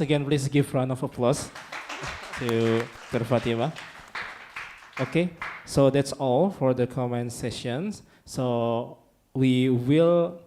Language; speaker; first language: English; non-native, fluent; Indonesian